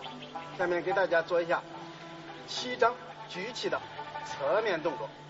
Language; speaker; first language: Chinese; native; Chinese